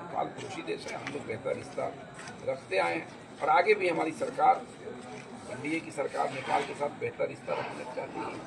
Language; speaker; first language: Hindi; native; Hindi